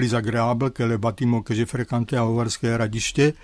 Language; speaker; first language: French; non-native, fluent; Czech